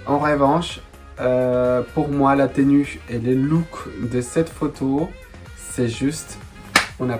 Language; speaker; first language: French; non-native, fluent; Spanish